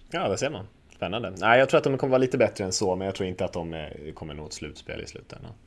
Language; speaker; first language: Swedish; native; Swedish